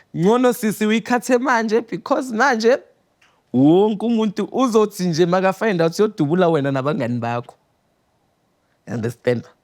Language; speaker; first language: Zulu; native; Zulu